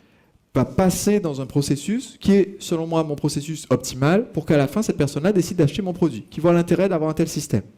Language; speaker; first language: French; native; French